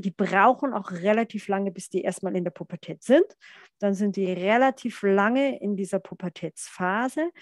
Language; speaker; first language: German; native; German